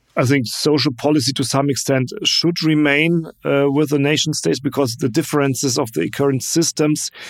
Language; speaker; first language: English; non-native, fluent; German